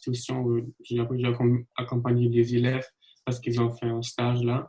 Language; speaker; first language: French; non-native, fluent; German